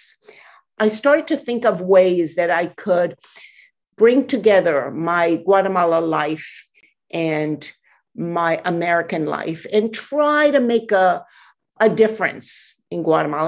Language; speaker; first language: English; non-native, fluent; Spanish